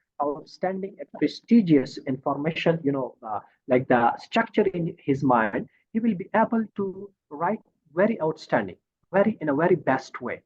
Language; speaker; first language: English; non-native, fluent; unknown